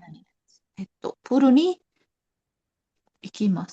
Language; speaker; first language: Japanese; non-native, learner; Indonesian